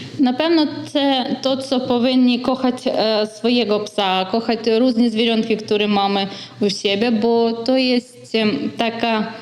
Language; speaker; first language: Polish; non-native, learner; Ukrainian